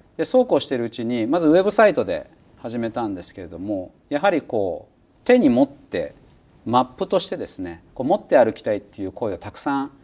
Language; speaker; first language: Japanese; native; Japanese